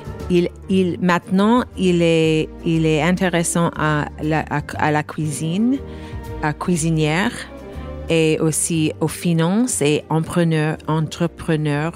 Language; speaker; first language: French; non-native, fluent; English